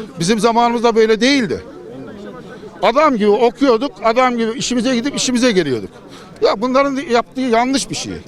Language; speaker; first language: Turkish; native; Turkish